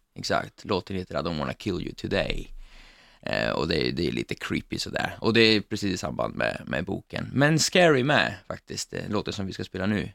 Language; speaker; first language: Swedish; non-native, fluent; Italian